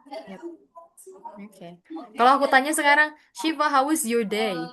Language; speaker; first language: English; non-native, fluent; Indonesian